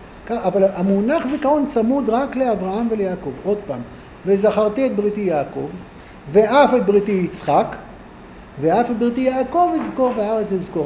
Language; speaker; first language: Hebrew; native; Hebrew